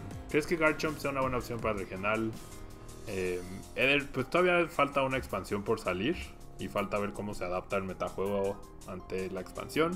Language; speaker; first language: Spanish; native; Spanish